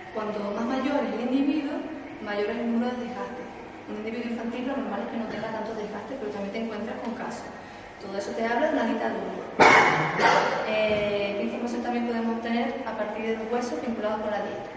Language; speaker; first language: Spanish; native; Spanish